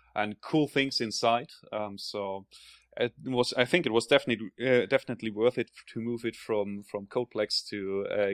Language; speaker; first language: English; non-native, fluent; German